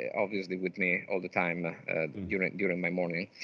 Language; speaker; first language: English; non-native, fluent; Italian